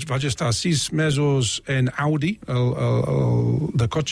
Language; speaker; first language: Catalan; non-native, fluent; English